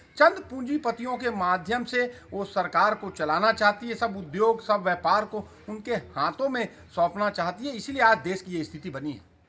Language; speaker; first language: Hindi; native; Hindi